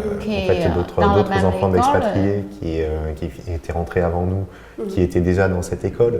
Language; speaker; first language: French; native; French